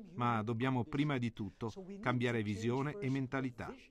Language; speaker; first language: Italian; non-native, fluent; Amharic